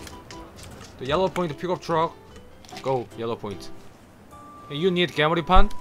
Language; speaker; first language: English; non-native, learner; Korean